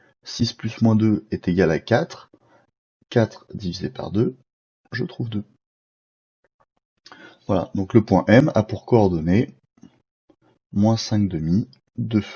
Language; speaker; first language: French; native; French